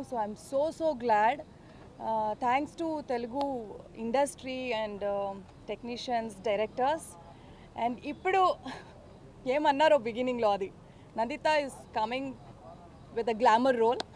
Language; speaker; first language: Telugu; non-native, fluent; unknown